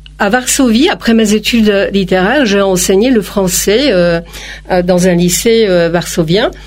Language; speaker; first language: French; non-native, fluent; Polish